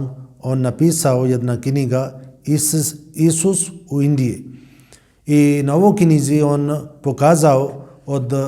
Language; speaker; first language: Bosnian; non-native, learner; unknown